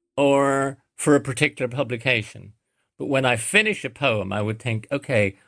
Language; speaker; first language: English; native; English